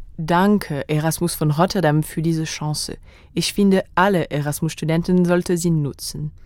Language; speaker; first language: German; non-native, fluent; French